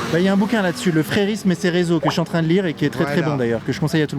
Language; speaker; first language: French; native; French